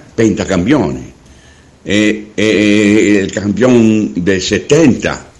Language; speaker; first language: Italian; non-native, learner; Portuguese